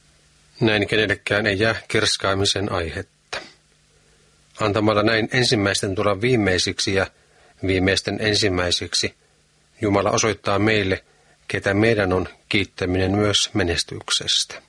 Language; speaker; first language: Finnish; native; Finnish